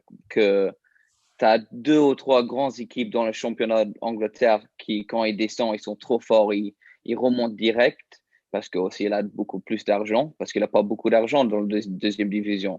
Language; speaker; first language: French; early bilingual, heritage; English